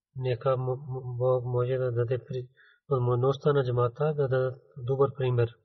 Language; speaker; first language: Bulgarian; non-native, fluent; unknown